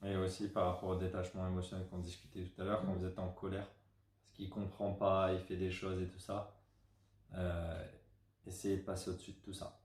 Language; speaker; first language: French; native; French